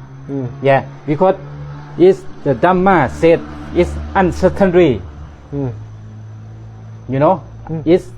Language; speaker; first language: English; non-native, learner; Thai